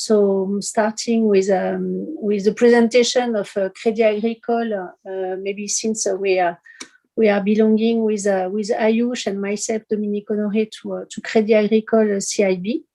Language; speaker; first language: English; non-native, fluent; French